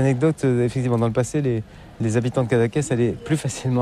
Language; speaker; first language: French; native; French